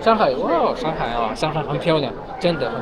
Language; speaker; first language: Chinese; non-native, learner; Amharic